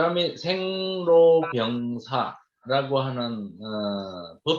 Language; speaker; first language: Korean; native; Korean